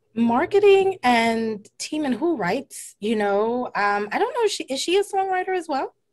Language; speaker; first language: English; native; English